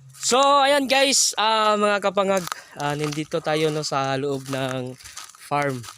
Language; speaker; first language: Filipino; non-native, local second language; Cebuano